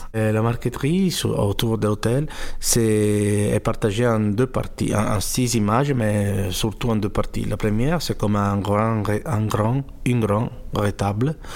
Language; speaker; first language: French; non-native, fluent; Italian